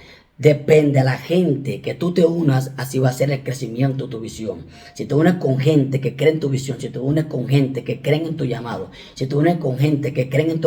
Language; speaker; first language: Spanish; native; Spanish